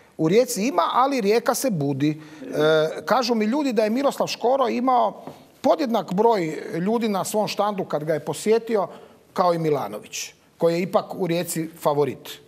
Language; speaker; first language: Croatian; native; Croatian